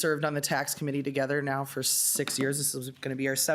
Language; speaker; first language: English; native; English